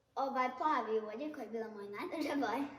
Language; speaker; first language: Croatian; early bilingual, heritage; Bosnian